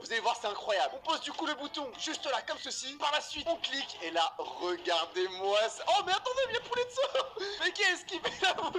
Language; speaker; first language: French; native; French